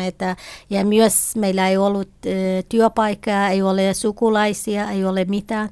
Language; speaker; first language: Finnish; non-native, learner; Kurdish